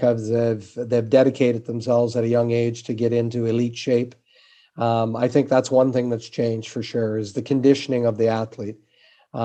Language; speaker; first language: English; native; English